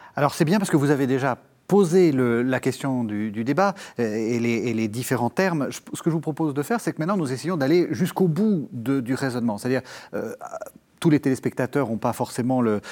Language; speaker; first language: French; native; French